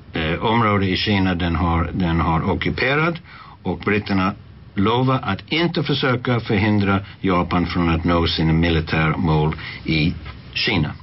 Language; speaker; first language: Swedish; non-native, fluent; English